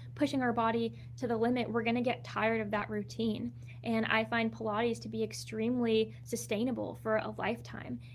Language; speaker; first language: English; native; English